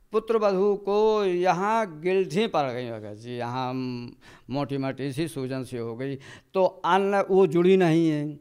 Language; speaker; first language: Hindi; native; Hindi